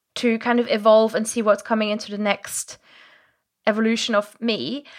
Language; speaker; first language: English; non-native, fluent; German